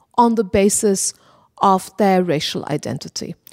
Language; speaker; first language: English; non-native, local second language; Bangla